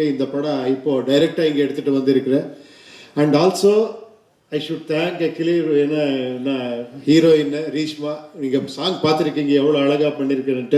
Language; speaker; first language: Tamil; non-native, fluent; Kannada